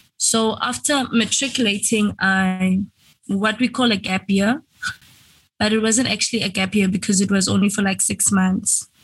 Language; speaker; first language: English; non-native, local second language; Venda